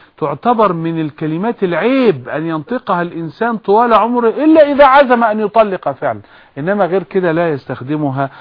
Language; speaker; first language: Arabic; native; Arabic